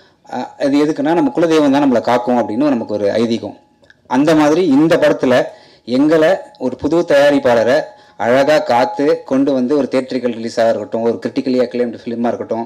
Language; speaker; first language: Tamil; native; Tamil